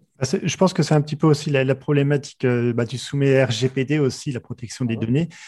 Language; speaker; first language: French; native; French